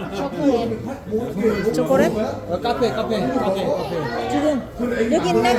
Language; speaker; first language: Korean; non-native, learner; Thai